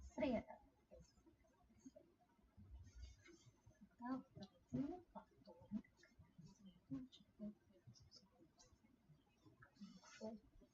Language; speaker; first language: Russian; non-native, learner; English